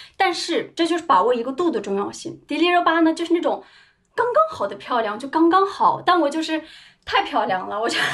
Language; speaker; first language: Chinese; non-native, local second language; Uyghur